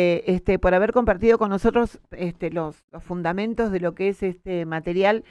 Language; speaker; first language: Spanish; native; Spanish